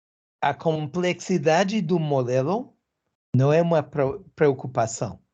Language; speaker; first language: Portuguese; non-native, learner; English